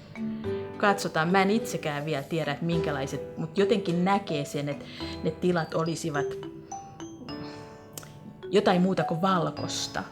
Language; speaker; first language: Finnish; native; Finnish